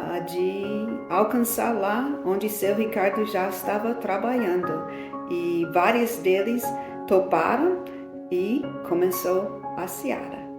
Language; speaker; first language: Portuguese; non-native, fluent; English